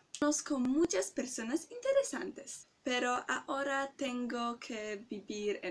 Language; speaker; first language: Spanish; non-native, learner; Polish